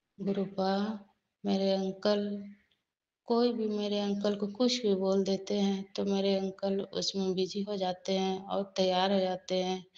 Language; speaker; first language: Hindi; native; Hindi